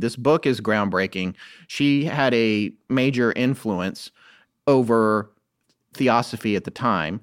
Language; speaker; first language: English; native; English